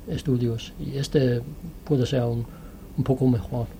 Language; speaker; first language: Spanish; non-native, fluent; Danish